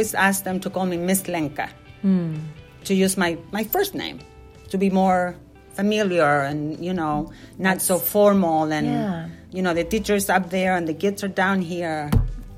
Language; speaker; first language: English; non-native, fluent; Spanish